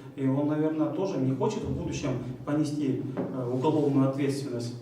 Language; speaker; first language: Russian; non-native, local second language; Kyrgyz